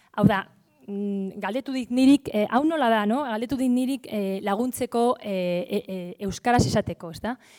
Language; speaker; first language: Basque; non-native, local second language; Spanish